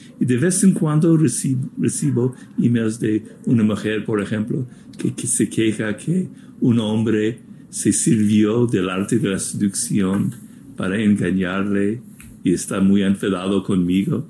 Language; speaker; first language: Spanish; non-native, fluent; English